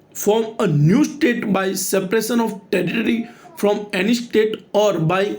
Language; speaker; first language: English; non-native, local second language; Gujarati